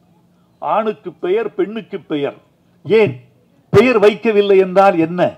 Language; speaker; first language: Tamil; native; Tamil